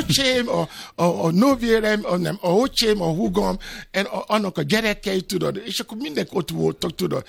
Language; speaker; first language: Hungarian; non-native, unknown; Yoruba